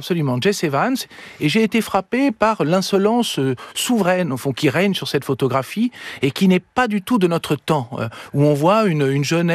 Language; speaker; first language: French; native; French